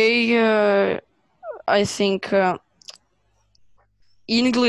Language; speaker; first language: English; non-native, learner; Russian